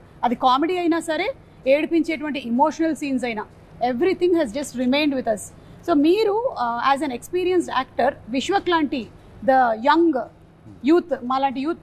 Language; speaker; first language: Telugu; native; Telugu